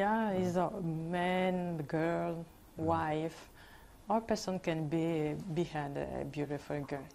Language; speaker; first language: English; non-native, learner; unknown